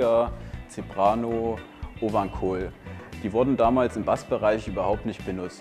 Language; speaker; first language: German; native; German